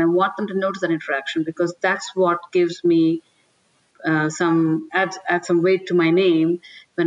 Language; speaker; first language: English; non-native, local second language; Tamil